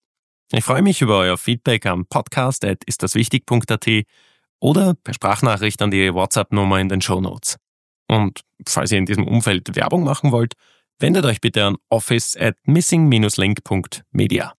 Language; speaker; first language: German; native; German